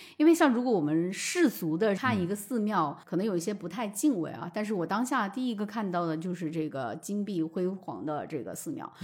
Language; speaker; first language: Chinese; native; Chinese